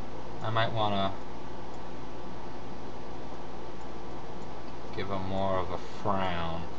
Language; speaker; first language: English; native; English